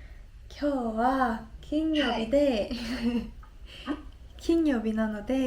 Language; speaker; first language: Japanese; non-native, fluent; Korean